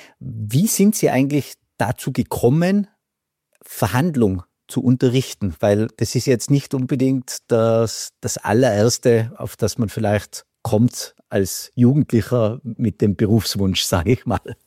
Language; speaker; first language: German; native; German